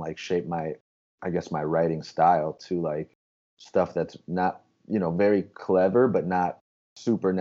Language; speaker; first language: English; native; English